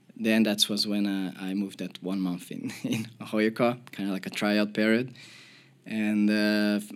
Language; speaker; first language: English; non-native, fluent; Portuguese